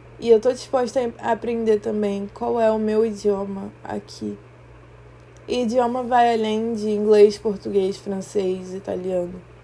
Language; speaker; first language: Portuguese; native; Portuguese